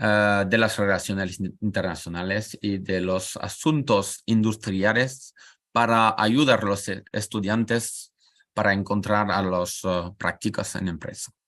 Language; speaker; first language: Spanish; non-native, learner; French